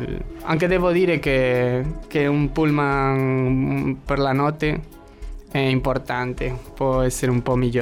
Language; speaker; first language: Italian; non-native, learner; Spanish